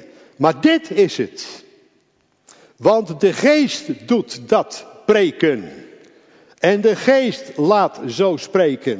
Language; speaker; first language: Dutch; native; Dutch